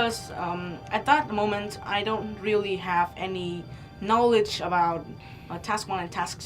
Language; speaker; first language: English; non-native, learner; Vietnamese